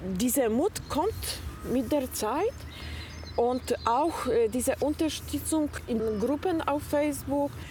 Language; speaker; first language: German; non-native, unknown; Polish